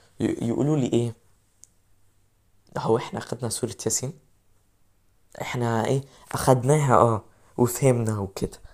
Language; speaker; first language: Arabic; native; Arabic